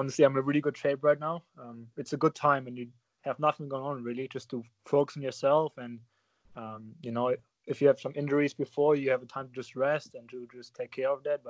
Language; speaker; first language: English; non-native, fluent; German